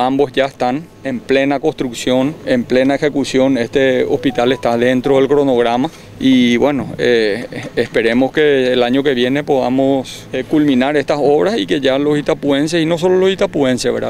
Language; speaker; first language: Spanish; native; Spanish